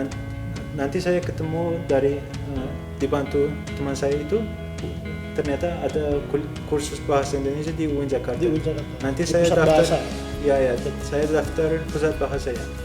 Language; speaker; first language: Indonesian; non-native, fluent; Turkmen